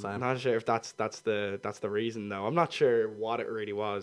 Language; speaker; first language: English; native; English